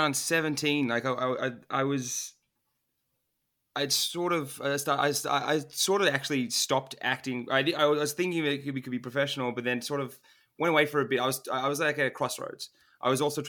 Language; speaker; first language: English; non-native, local second language; Turkish